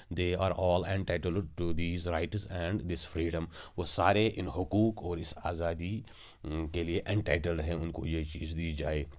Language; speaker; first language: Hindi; non-native, local second language; Kashmiri